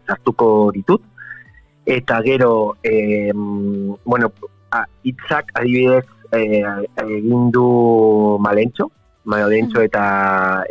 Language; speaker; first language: Basque; non-native, local second language; Spanish